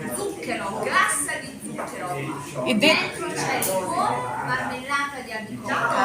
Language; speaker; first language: Italian; native; Italian